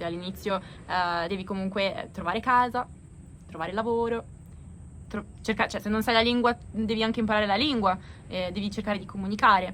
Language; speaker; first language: Italian; native; Italian